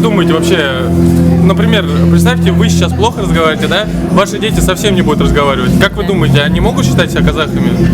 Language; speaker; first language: Russian; native; Russian